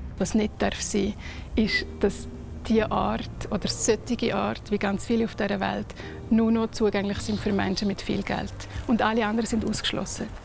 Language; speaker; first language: German; non-native, local second language; Romansh